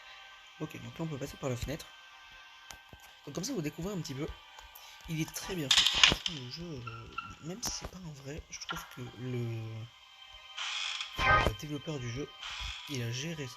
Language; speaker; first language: French; native; French